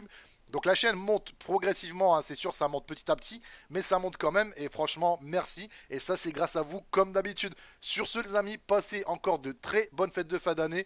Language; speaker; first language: French; native; French